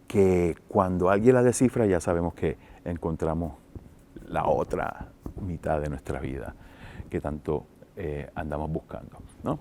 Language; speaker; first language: Spanish; native; Spanish